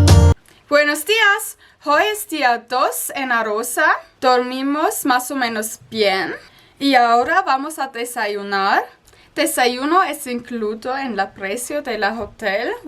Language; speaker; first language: Spanish; non-native, learner; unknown